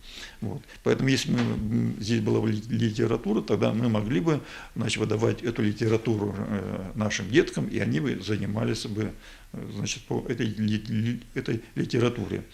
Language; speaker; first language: Russian; native; Russian